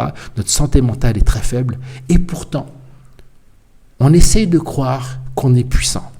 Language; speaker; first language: French; native; French